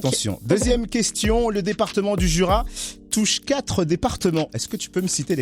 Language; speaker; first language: French; native; French